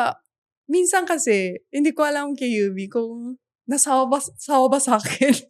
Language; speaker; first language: Filipino; non-native, learner; Japanese